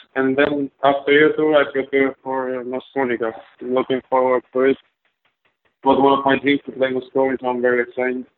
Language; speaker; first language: English; early bilingual, other home language; Albanian